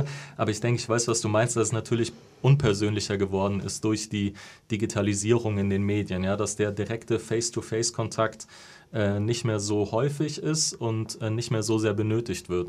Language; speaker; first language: German; native; German